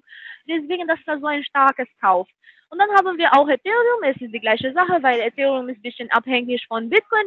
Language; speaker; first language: German; non-native, fluent; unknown